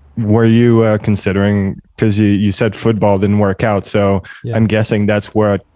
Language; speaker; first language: English; non-native, fluent; French